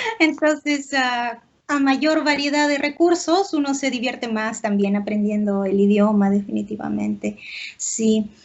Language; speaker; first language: Spanish; native; Spanish